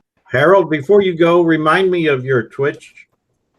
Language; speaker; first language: English; native; English